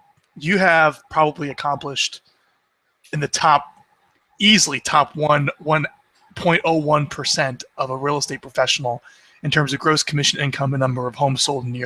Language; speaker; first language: English; native; English